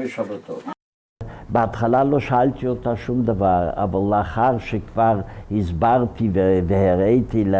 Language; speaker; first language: Hebrew; non-native, fluent; Ukrainian